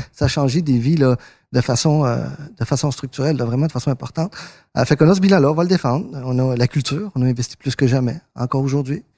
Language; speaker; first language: French; early bilingual, other home language; Spanish